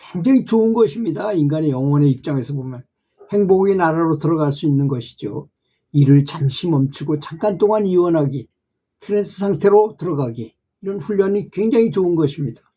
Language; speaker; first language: Korean; native; Korean